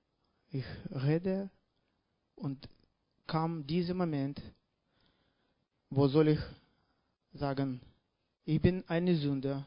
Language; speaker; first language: German; non-native, learner; Russian